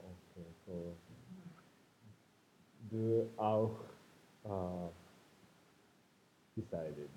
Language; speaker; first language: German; non-native, learner; Japanese